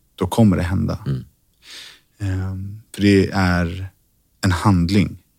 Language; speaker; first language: Swedish; native; Swedish